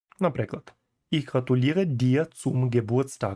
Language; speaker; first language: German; non-native, fluent; Ukrainian